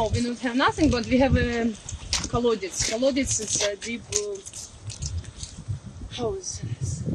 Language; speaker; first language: English; non-native, learner; Russian